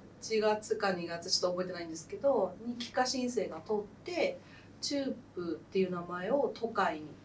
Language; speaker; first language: Japanese; early bilingual, other home language; Khmer